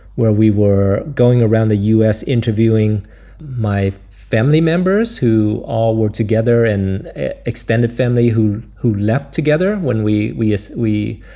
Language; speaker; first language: English; native; English